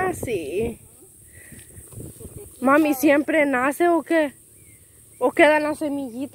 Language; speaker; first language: Spanish; native; Spanish